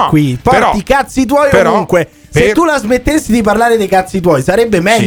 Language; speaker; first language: Italian; native; Italian